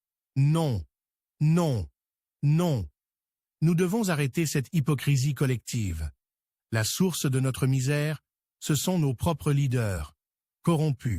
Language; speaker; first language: French; non-native, local second language; Haitian Creole